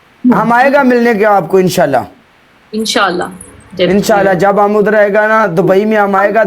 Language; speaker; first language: Hindi; non-native, fluent; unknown